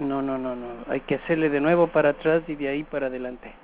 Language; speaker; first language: Spanish; native; Spanish